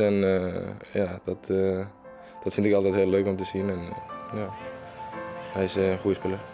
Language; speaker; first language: Dutch; non-native, learner; Icelandic